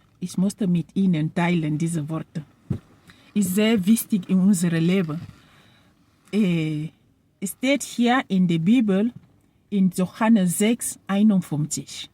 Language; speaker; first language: German; non-native, learner; French